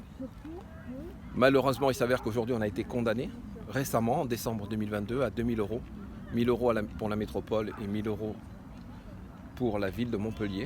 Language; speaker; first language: French; native; French